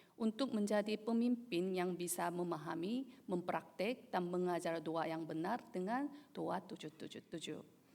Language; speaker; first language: Indonesian; non-native, fluent; Korean